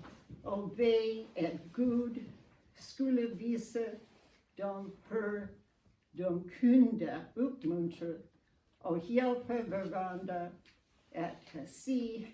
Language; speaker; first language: Swedish; non-native, learner; English